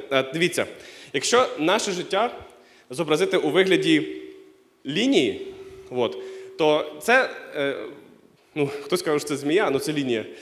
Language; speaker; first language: Ukrainian; non-native, local second language; Russian